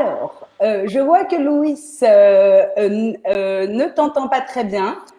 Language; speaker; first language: French; native; French